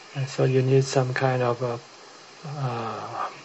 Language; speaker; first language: English; non-native, fluent; Thai